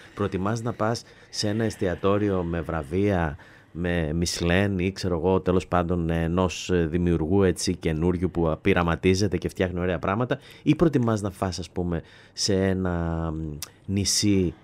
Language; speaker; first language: Greek; native; Greek